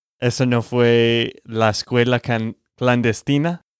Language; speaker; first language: Spanish; non-native, learner; English